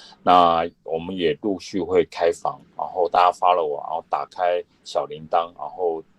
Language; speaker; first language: Chinese; native; Chinese